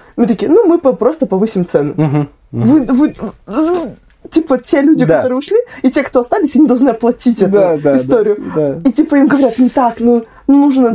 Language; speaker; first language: Russian; native; Russian